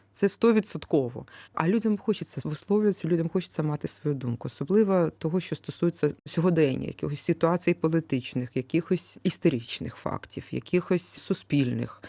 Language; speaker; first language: Ukrainian; native; Ukrainian